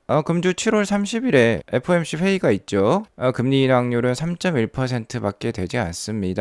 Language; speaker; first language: Korean; native; Korean